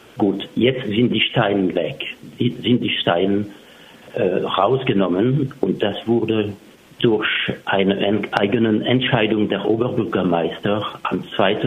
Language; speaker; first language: German; non-native, fluent; French